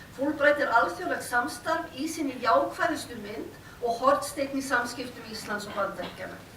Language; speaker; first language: Icelandic; non-native, learner; English